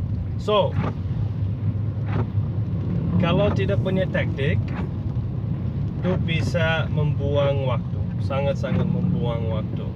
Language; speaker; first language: Indonesian; non-native, fluent; English